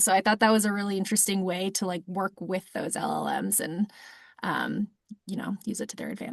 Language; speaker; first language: English; native; English